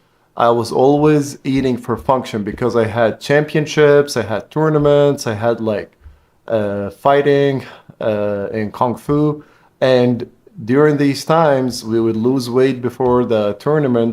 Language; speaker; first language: English; non-native, fluent; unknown